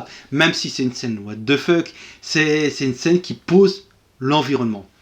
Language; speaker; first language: French; native; French